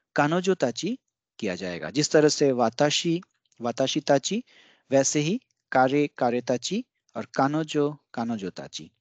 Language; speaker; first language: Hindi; non-native, local second language; Bangla